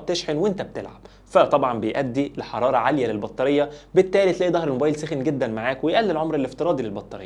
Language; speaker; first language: Arabic; native; Arabic